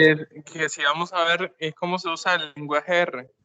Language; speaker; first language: Spanish; native; Spanish